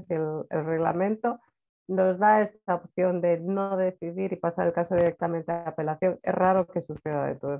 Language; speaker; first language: Spanish; native; Spanish